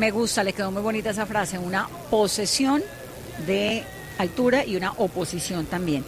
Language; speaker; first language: Spanish; native; Spanish